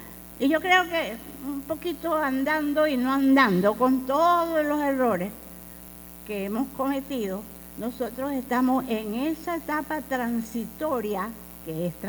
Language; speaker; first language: Spanish; native; Spanish